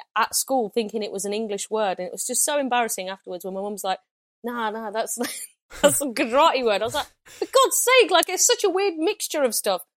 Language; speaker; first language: English; native; English